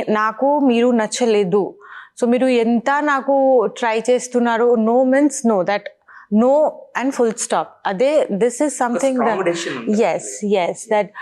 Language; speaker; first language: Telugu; non-native, learner; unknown